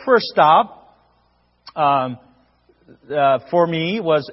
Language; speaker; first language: English; non-native, fluent; Chinese